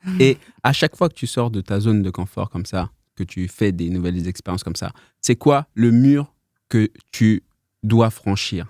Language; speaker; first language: French; native; French